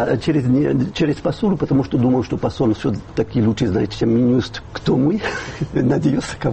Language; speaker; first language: Russian; non-native, fluent; French